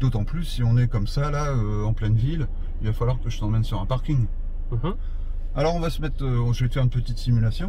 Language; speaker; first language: French; native; French